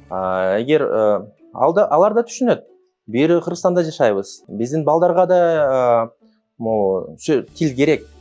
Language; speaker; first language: Kyrgyz; non-native, local second language; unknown